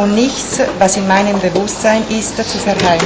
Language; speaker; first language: German; non-native, fluent; Italian